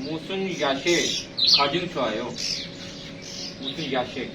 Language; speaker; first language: Korean; non-native, fluent; Urdu